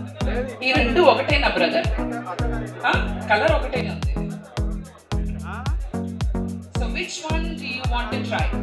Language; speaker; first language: Telugu; native; Telugu